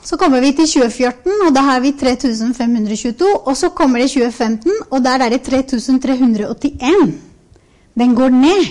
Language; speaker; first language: Norwegian; non-native, fluent; Spanish